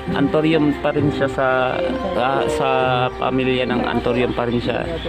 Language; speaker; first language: Filipino; non-native, local second language; Cebuano